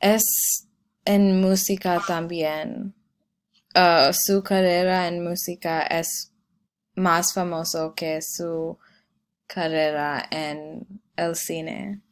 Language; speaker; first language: Spanish; non-native, learner; English